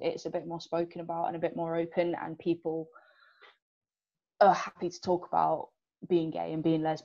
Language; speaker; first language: English; native; English